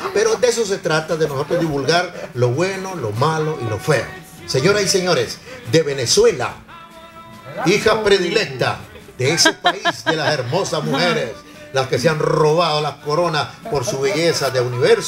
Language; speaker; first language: Spanish; native; Spanish